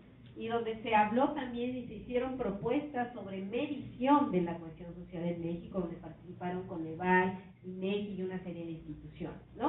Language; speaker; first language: Spanish; native; Spanish